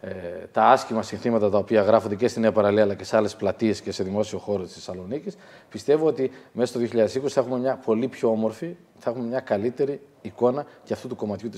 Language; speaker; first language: Greek; native; Greek